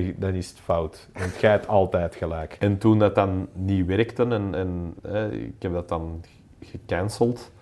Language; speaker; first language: Dutch; non-native, local second language; English